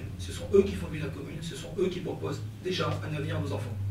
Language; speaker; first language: French; native; French